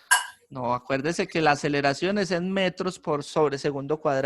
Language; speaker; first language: Spanish; native; Spanish